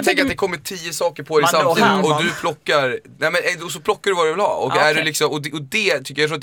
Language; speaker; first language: Swedish; native; Swedish